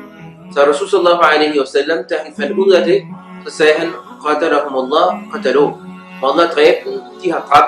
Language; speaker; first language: Danish; early bilingual, other home language; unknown